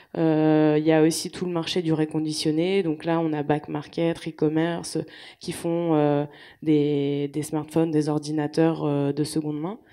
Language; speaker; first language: French; native; French